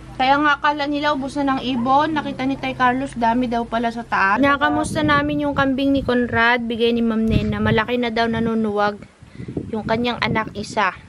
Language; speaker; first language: Filipino; non-native, local second language; Iloko